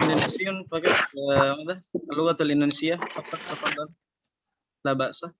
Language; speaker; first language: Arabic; non-native, fluent; Indonesian